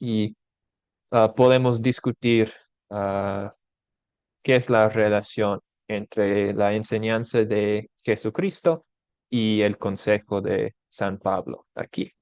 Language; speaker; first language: Spanish; non-native, fluent; English